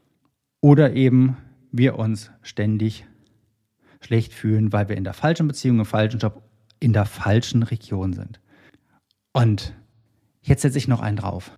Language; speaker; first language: German; native; German